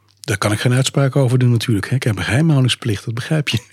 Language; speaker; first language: Dutch; native; Dutch